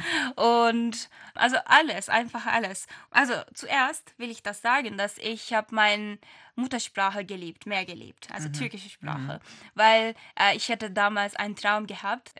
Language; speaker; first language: German; non-native, learner; Turkish